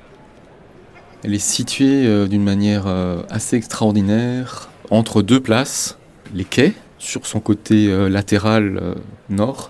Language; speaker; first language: French; native; French